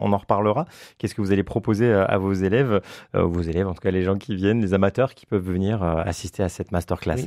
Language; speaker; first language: French; native; French